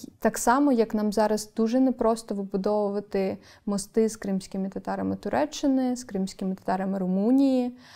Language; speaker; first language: Ukrainian; non-native, local second language; Crimean Tatar